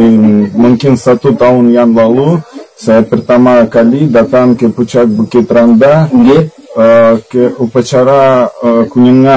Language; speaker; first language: Indonesian; non-native, learner; Russian